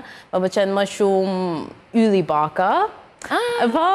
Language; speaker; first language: Albanian; non-native, learner; English